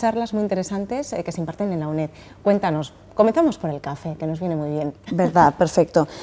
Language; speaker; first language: Spanish; native; Spanish